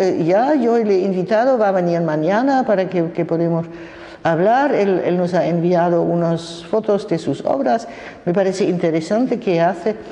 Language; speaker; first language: Spanish; non-native, fluent; German